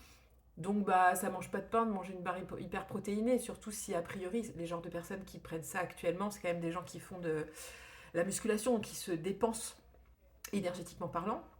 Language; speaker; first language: French; native; French